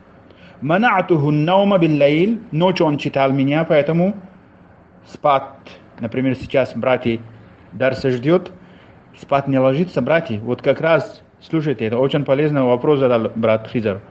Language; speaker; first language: Russian; non-native, fluent; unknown